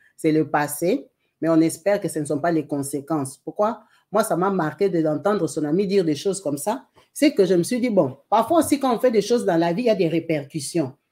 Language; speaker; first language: French; non-native, local second language; Lingala